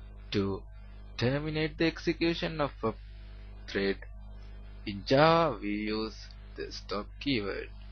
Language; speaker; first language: English; non-native, learner; Sinhala